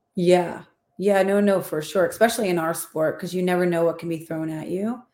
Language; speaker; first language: English; native; English